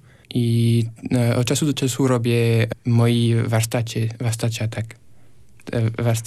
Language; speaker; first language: Polish; non-native, learner; French